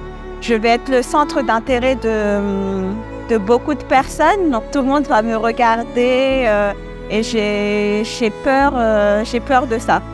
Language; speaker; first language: French; early bilingual, other home language; Malagasy